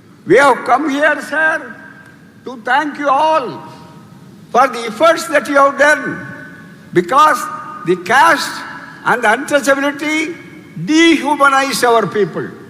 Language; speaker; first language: English; non-native, local second language; Tamil